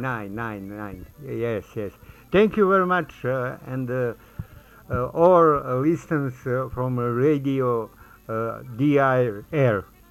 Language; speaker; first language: English; non-native, learner; Serbian